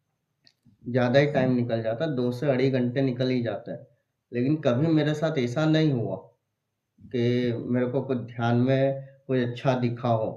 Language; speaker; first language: Hindi; native; Hindi